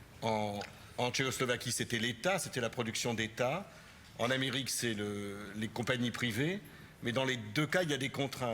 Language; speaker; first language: French; native; French